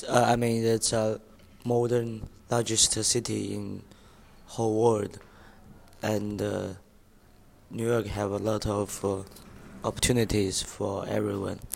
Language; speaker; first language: English; non-native, learner; Chinese